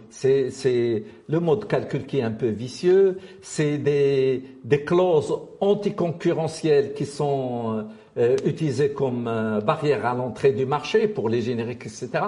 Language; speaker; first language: French; non-native, local second language; Arabic